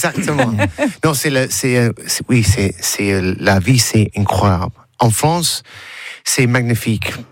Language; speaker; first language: French; non-native, learner; English